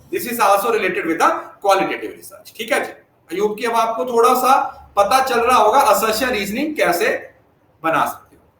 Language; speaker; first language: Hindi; non-native, local second language; Punjabi